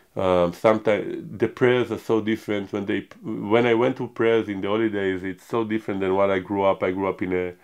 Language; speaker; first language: English; non-native, fluent; Hebrew